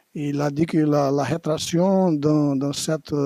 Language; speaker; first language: French; non-native, learner; Portuguese